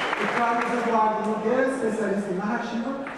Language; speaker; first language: Portuguese; native; Portuguese